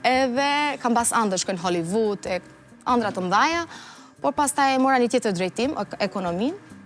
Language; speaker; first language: Albanian; early bilingual, heritage; Albanian